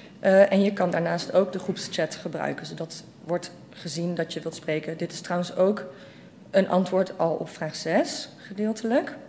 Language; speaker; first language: Dutch; native; Dutch